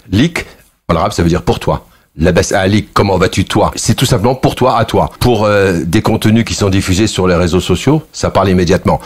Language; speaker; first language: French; early bilingual, other home language; Kabyle